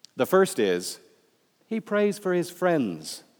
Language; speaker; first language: English; native; English